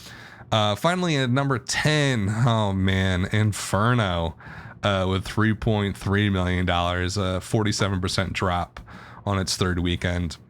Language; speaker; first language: English; native; English